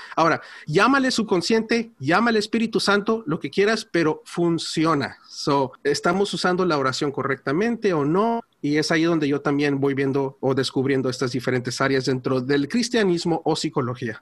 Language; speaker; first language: Spanish; early bilingual, heritage; Spanish